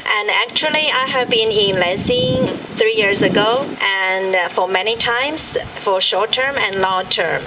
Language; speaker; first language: English; non-native, learner; Chinese